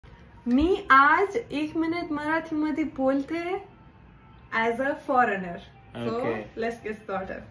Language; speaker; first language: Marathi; non-native, learner; Persian